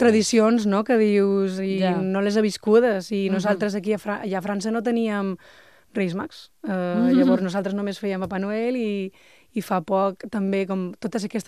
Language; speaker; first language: Catalan; non-native, local second language; Spanish